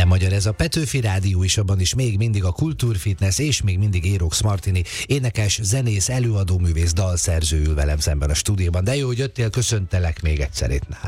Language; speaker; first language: Hungarian; native; Hungarian